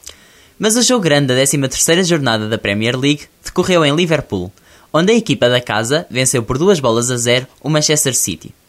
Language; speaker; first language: Portuguese; native; Portuguese